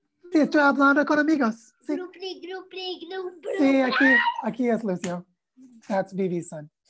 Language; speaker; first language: Spanish; non-native, learner; English